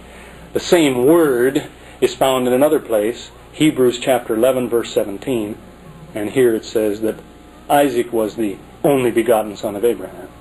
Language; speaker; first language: English; native; English